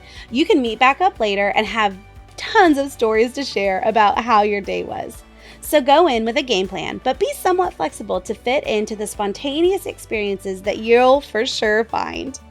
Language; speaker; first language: English; native; English